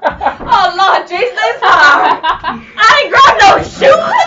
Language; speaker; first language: English; native; English